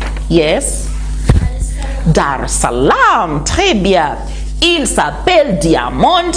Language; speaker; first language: French; non-native, fluent; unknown